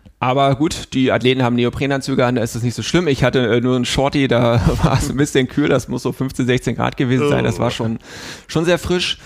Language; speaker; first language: German; native; German